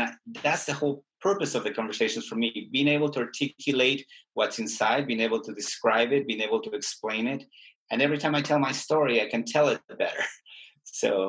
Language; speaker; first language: English; non-native, fluent; Spanish